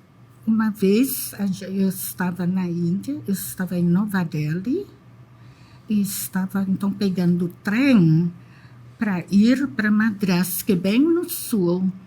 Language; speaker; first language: Portuguese; non-native, fluent; Indonesian